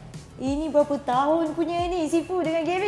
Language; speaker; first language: Malay; native; Malay